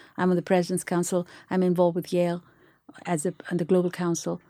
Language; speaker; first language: English; non-native, local second language; Tamil